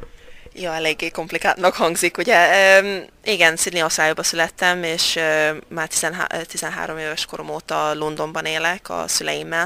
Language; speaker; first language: Hungarian; early bilingual, heritage; Hungarian